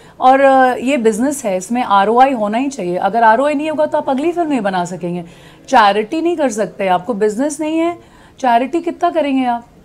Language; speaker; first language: Hindi; native; Hindi